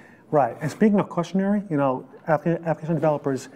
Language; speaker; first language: English; native; English